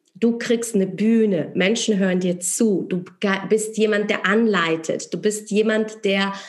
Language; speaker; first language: German; non-native, fluent; Polish